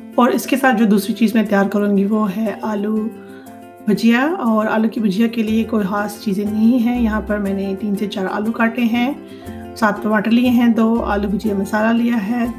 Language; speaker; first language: Urdu; native; Urdu